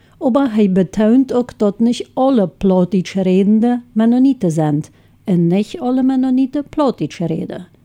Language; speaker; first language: German; non-native, local second language; Low German